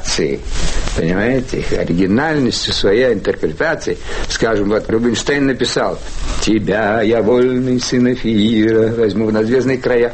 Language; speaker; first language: Russian; native; Russian